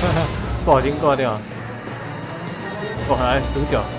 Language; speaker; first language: Chinese; native; Chinese